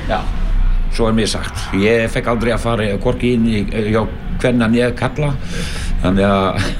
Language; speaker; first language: Icelandic; non-native, fluent; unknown